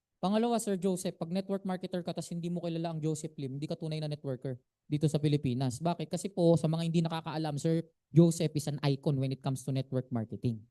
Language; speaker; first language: Filipino; native; Filipino